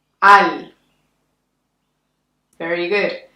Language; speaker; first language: English; non-native, fluent; Spanish